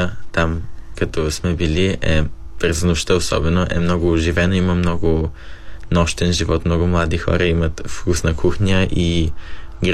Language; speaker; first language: Bulgarian; early bilingual, heritage; Bulgarian